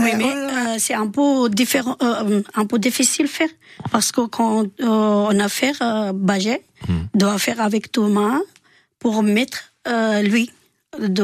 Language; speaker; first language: French; non-native, learner; Georgian